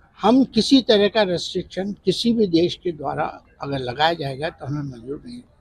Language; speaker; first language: Hindi; native; Hindi